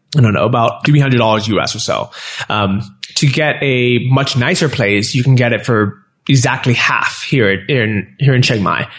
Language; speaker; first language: English; native; English